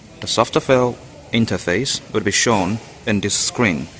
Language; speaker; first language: English; non-native, learner; Chinese